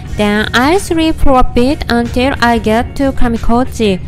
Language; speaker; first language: English; non-native, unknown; Japanese